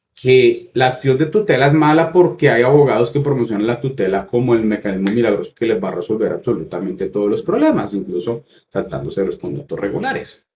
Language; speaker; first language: Spanish; native; Spanish